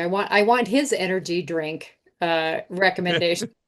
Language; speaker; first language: English; native; English